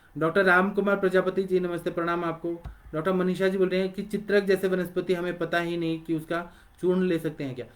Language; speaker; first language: Hindi; non-native, local second language; Marathi